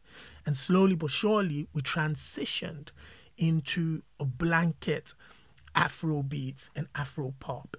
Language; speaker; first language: English; non-native, local second language; Yoruba